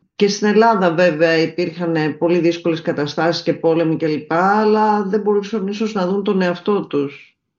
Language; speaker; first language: Greek; native; Greek